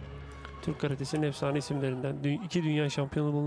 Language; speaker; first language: Turkish; native; Turkish